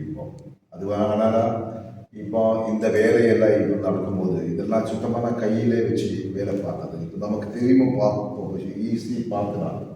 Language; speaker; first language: Tamil; non-native, local second language; Malayalam